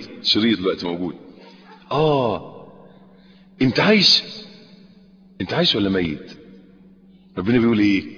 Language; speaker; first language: Arabic; native; Arabic